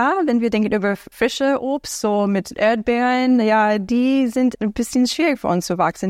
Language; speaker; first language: German; non-native, learner; English